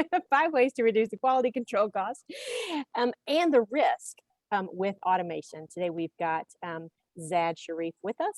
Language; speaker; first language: English; native; English